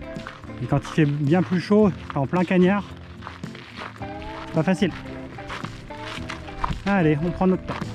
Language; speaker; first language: French; native; French